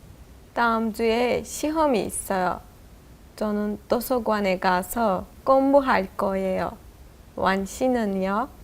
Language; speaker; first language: Korean; non-native, learner; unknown